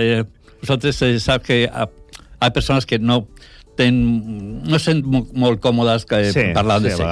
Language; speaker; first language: Catalan; non-native, learner; Portuguese